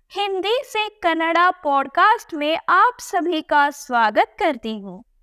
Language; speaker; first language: Hindi; non-native, local second language; Kannada